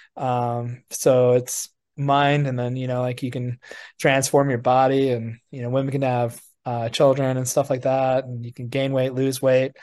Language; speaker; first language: English; native; English